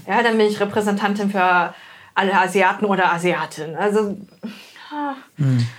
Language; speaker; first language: German; native; German